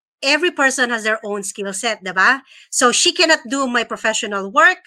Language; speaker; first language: English; non-native, local second language; Filipino